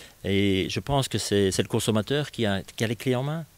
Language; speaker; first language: French; native; French